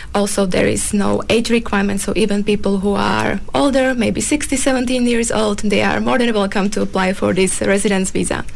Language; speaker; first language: English; non-native, fluent; Slovak